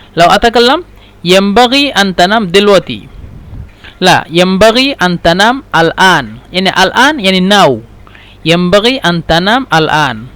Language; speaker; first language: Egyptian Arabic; non-native, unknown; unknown